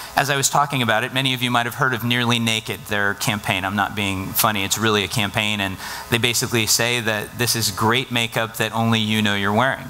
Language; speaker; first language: English; native; English